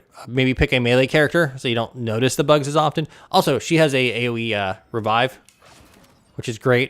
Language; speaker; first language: English; native; English